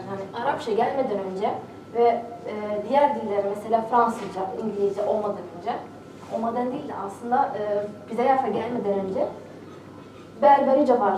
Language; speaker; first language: Turkish; non-native, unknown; Arabic